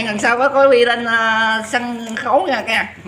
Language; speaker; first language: Vietnamese; native; Vietnamese